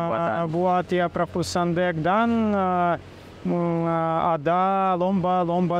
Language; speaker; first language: Indonesian; non-native, learner; Russian